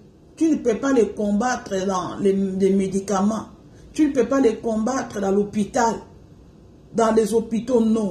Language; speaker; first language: French; non-native, local second language; Lingala